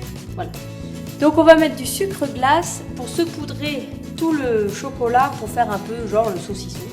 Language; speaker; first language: French; native; French